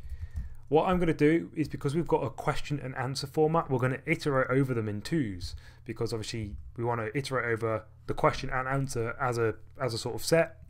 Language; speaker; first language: English; native; English